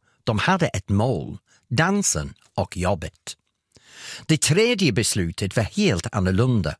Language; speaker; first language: Swedish; non-native, fluent; English